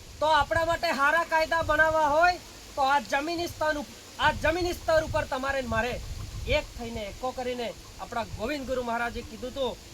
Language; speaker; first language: Gujarati; non-native, local second language; Bhili